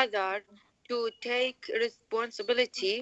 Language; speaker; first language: English; non-native, learner; Arabic